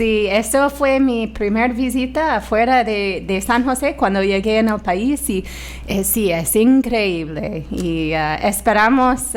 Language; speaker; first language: Spanish; non-native, fluent; English